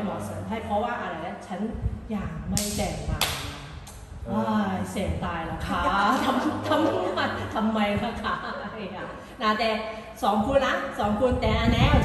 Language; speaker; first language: Thai; non-native, learner; Cantonese